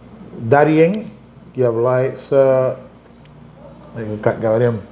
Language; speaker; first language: Russian; non-native, fluent; Spanish